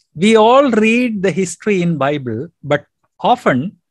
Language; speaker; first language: English; non-native, local second language; Malayalam